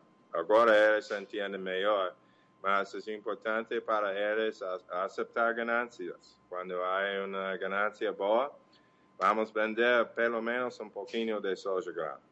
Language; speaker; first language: Portuguese; non-native, learner; English